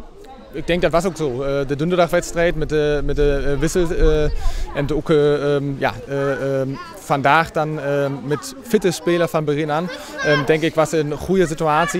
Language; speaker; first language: Dutch; non-native, fluent; German